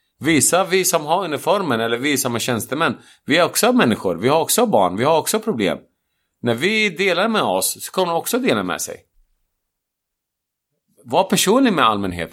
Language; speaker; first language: Swedish; non-native, fluent; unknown